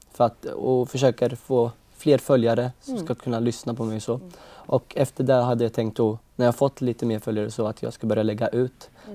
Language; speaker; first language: Swedish; early bilingual, other home language; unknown